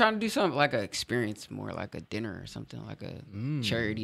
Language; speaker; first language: English; native; English